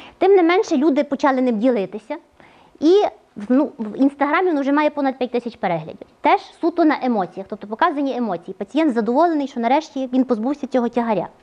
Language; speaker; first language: Ukrainian; native; Ukrainian